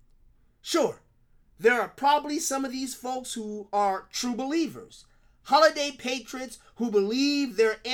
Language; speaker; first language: English; native; English